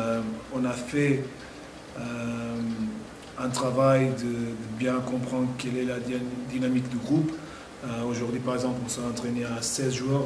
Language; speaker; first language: French; non-native, fluent; Portuguese